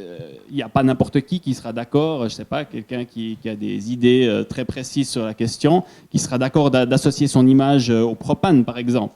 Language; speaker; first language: French; native; French